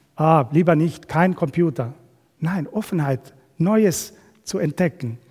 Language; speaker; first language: German; non-native, fluent; Spanish